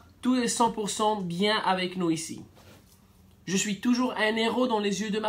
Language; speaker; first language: French; non-native, fluent; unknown